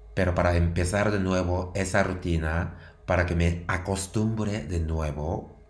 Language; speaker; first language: Spanish; non-native, fluent; Japanese